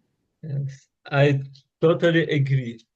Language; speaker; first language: English; non-native, learner; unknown